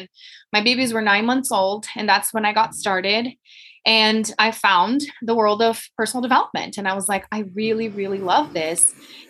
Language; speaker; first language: English; non-native, fluent; Portuguese